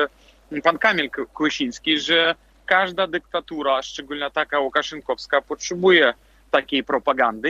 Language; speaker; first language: Polish; non-native, fluent; Belarusian